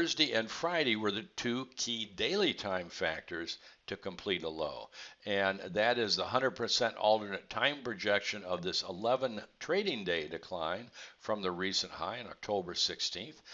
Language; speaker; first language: English; native; English